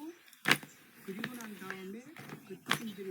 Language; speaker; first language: Korean; native; Korean